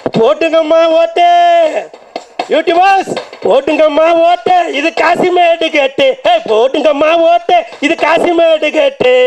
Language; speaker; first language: Tamil; native; Tamil